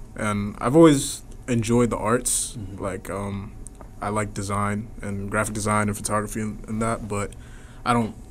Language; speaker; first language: English; native; English